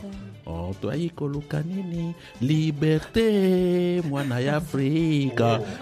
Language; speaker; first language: Korean; non-native, learner; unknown